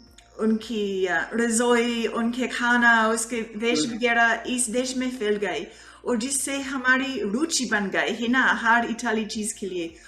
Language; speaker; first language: Hindi; non-native, fluent; English